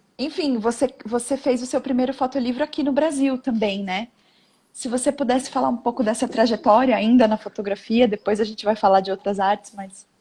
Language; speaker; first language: Portuguese; native; Portuguese